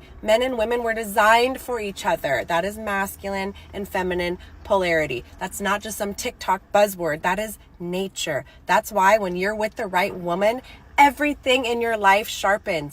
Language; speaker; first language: English; native; English